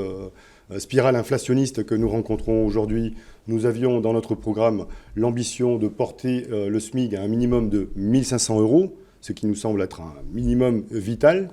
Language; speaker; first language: French; native; French